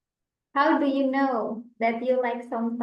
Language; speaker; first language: English; non-native, fluent; Indonesian